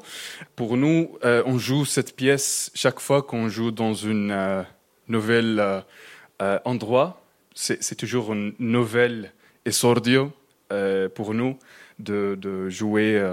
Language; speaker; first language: French; non-native, fluent; Arabic